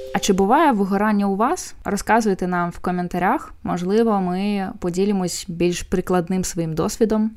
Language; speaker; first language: Ukrainian; non-native, local second language; Russian